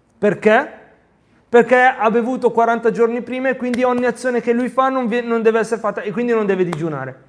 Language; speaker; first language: Italian; early bilingual, other home language; Arabic